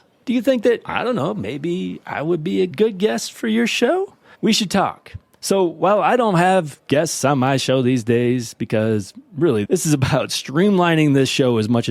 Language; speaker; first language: English; native; English